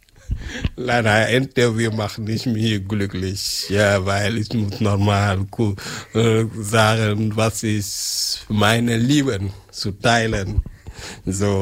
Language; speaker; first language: German; non-native, local second language; French